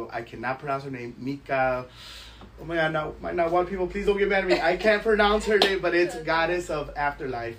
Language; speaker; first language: English; early bilingual, other home language; Spanish